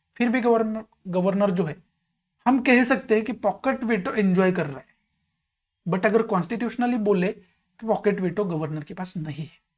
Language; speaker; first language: Hindi; non-native, local second language; Marathi